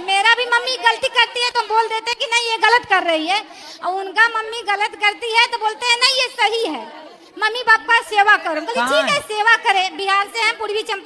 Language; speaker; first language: Hindi; native; Hindi